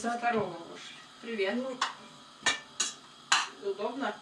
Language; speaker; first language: Russian; native; Russian